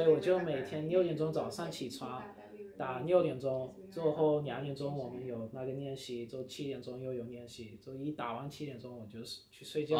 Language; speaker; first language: Chinese; early bilingual, heritage; Chinese